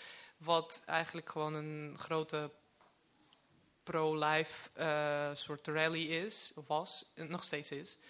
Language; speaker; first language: Dutch; non-native, fluent; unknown